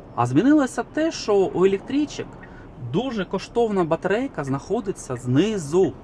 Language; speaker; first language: Ukrainian; non-native, local second language; Russian